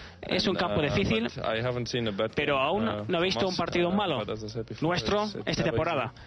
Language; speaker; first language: Spanish; non-native, fluent; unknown